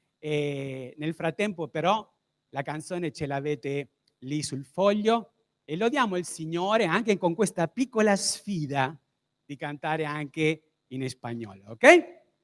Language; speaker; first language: Italian; non-native, fluent; Spanish